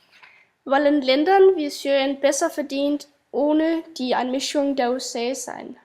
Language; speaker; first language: German; non-native, learner; Danish